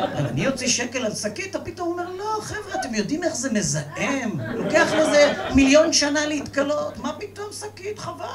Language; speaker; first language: Hebrew; native; Hebrew